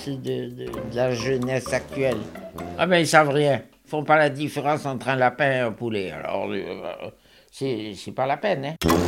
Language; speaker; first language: French; native; French